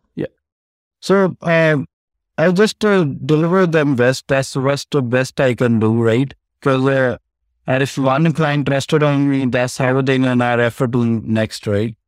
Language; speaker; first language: English; non-native, local second language; Punjabi